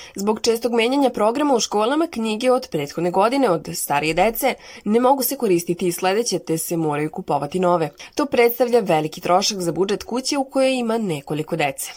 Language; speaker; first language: Serbian; native; Serbian